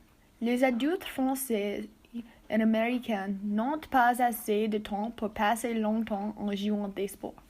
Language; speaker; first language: French; non-native, learner; English